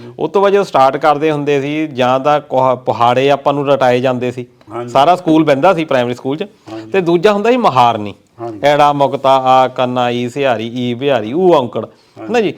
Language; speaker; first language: Punjabi; native; Punjabi